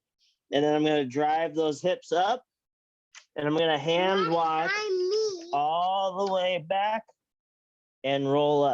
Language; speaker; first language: English; native; English